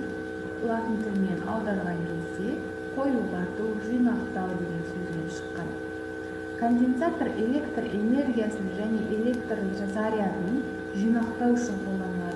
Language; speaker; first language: Kazakh; native; Kazakh